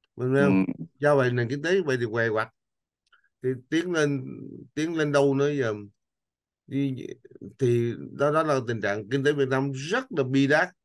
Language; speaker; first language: Vietnamese; native; Vietnamese